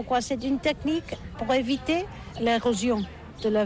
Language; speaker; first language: French; non-native, learner; Catalan